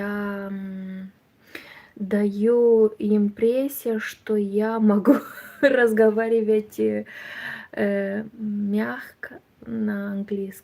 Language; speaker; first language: Russian; non-native, learner; Romanian